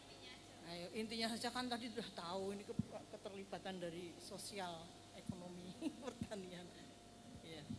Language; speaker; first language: Indonesian; native; Indonesian